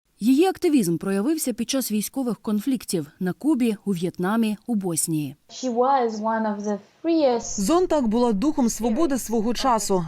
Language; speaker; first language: Ukrainian; native; Ukrainian